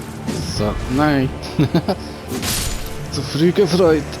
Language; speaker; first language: German; native; German